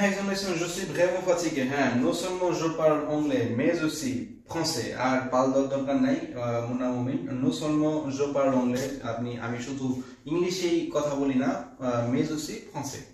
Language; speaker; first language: French; non-native, fluent; Bangla